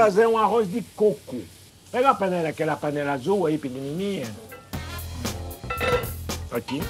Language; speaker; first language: Portuguese; non-native, fluent; French